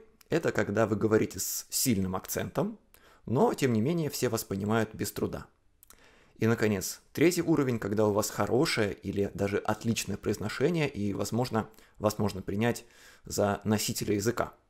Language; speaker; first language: Russian; non-native, fluent; Chinese